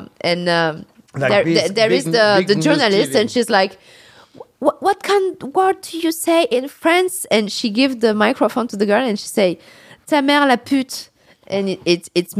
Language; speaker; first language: English; non-native, fluent; French